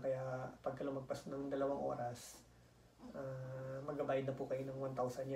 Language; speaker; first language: Filipino; native; Filipino